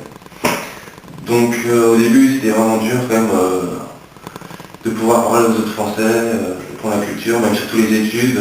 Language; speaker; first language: French; early bilingual, other home language; English